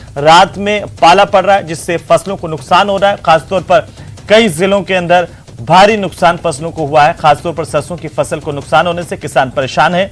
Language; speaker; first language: Hindi; native; Hindi